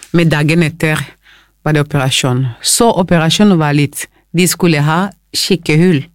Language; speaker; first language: Norwegian; non-native, fluent; Lingala